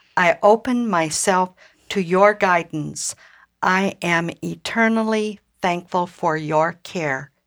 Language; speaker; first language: English; native; English